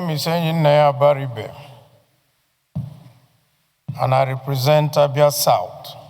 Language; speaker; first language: English; non-native, local second language; Igbo